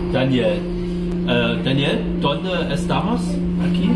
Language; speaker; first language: Spanish; non-native, learner; German